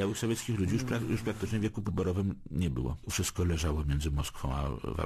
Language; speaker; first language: Polish; native; Polish